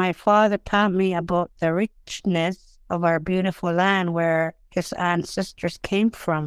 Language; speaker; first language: English; non-native, fluent; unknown